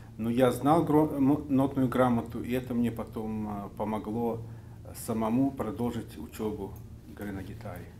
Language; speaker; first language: Russian; native; Russian